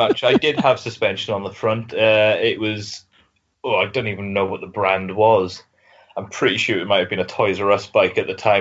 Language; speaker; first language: English; native; English